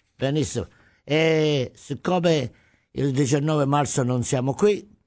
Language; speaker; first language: Italian; native; Italian